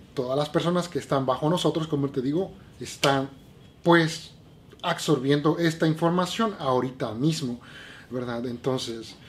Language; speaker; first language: Spanish; native; Spanish